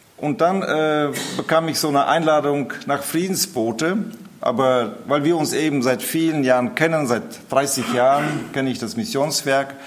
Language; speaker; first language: German; early bilingual, heritage; German